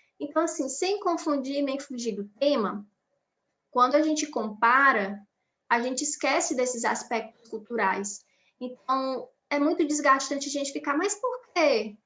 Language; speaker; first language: Portuguese; native; Portuguese